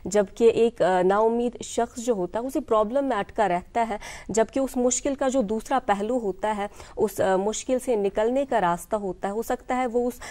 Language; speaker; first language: Hindi; non-native, local second language; Kashmiri